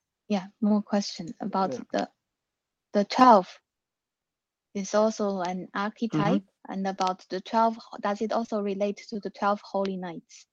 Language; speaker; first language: English; non-native, learner; Chinese